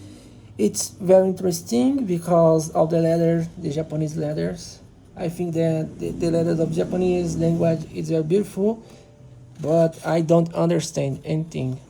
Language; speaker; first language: English; non-native, learner; Portuguese